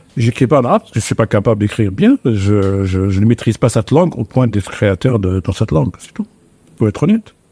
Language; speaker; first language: French; non-native, local second language; Arabic